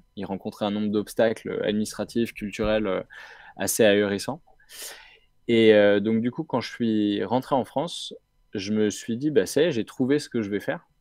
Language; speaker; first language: French; native; French